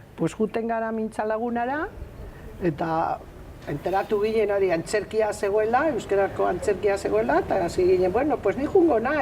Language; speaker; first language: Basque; non-native, learner; Spanish